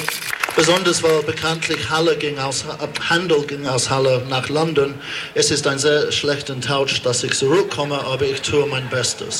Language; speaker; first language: German; non-native, fluent; English